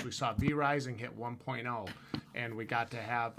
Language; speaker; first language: English; native; English